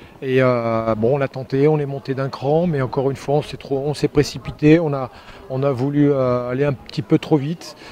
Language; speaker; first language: French; native; French